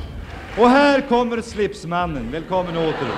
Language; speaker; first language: Swedish; native; Swedish